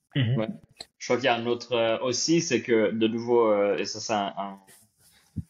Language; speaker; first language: French; native; French